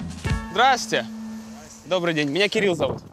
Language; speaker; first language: Russian; native; Russian